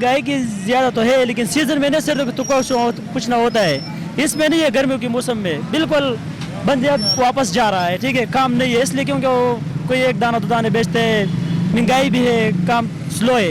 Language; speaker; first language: Hindi; non-native, local second language; Pashto